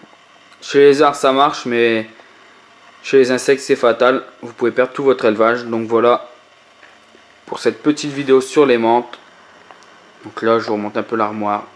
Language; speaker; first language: French; native; French